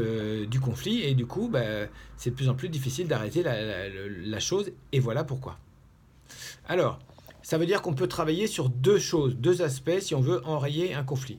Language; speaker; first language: French; native; French